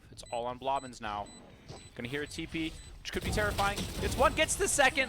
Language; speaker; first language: English; native; English